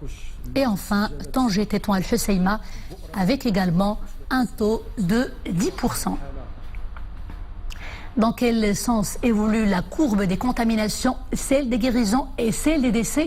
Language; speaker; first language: French; non-native, local second language; Arabic